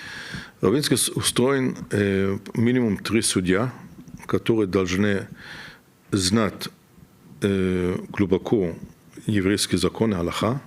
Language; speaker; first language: Russian; non-native, fluent; German